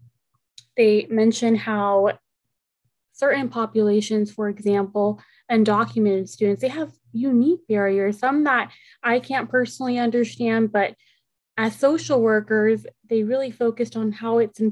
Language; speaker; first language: English; early bilingual, other home language; Spanish